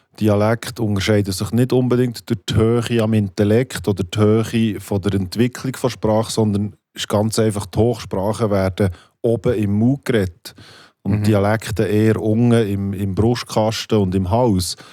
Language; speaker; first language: German; native; German